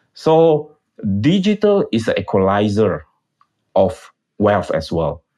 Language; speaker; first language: English; non-native, fluent; Indonesian